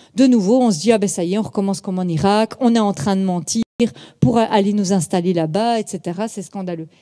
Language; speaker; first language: French; native; French